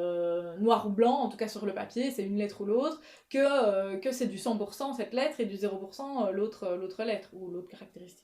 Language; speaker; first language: French; native; French